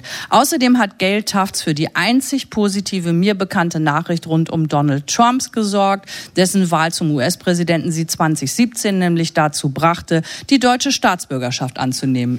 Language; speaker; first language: German; native; German